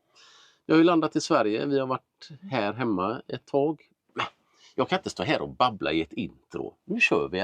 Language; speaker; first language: Swedish; native; Swedish